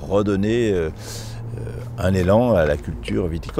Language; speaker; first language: French; native; French